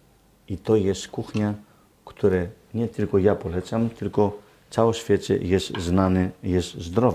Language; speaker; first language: Polish; non-native, learner; Greek